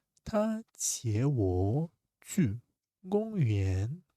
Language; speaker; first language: Chinese; non-native, fluent; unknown